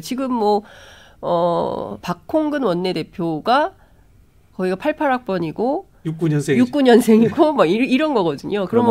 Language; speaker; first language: Korean; native; Korean